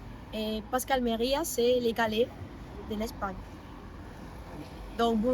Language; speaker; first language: French; non-native, fluent; Spanish